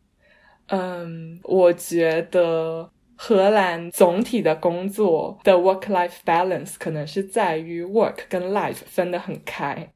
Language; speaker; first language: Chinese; non-native, local second language; Cantonese